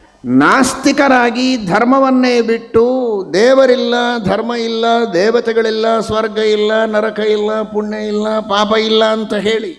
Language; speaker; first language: Kannada; native; Kannada